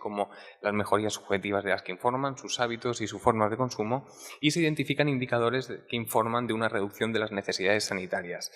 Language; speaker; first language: Spanish; native; Spanish